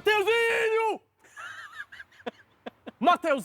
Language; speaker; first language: Portuguese; non-native, learner; English